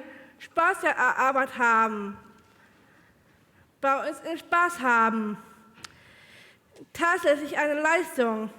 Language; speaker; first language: German; non-native, learner; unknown